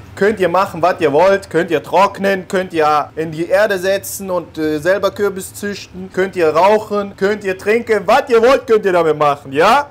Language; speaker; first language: German; early bilingual, other home language; Italian